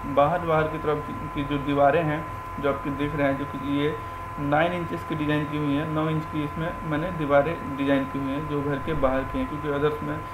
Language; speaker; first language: Hindi; native; Hindi